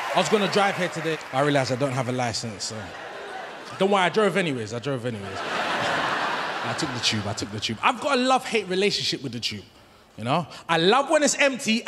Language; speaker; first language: English; native; English